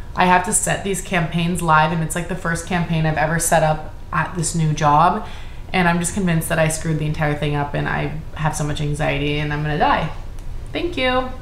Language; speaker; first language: English; native; English